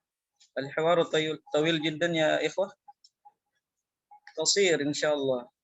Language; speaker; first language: Arabic; non-native, fluent; Indonesian